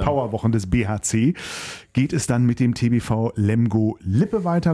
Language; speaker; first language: German; native; German